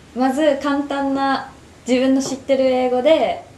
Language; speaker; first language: Japanese; native; Japanese